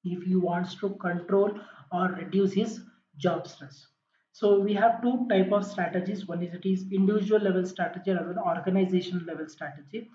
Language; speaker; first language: English; non-native, local second language; Kannada